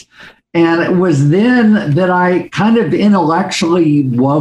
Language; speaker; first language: English; native; English